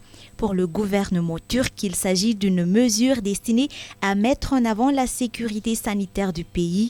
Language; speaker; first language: French; non-native, local second language; Malagasy